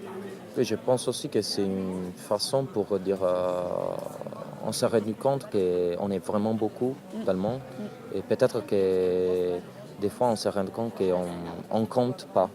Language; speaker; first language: French; non-native, fluent; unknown